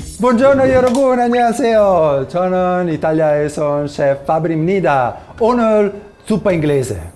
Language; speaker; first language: Korean; non-native, learner; Italian